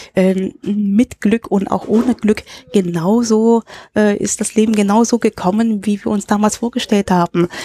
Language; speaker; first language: German; early bilingual, other home language; Cantonese